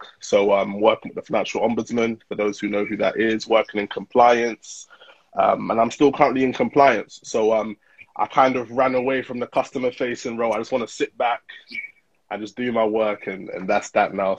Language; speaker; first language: English; native; English